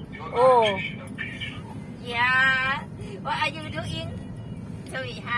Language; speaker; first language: English; non-native, learner; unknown